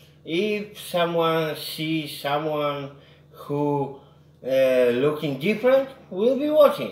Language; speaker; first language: English; non-native, learner; Polish